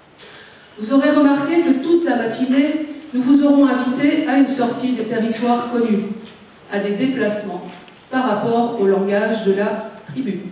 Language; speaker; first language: French; native; French